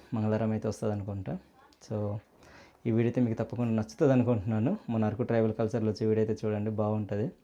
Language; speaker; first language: Telugu; non-native, local second language; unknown